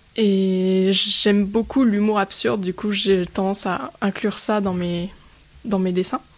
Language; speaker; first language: French; native; French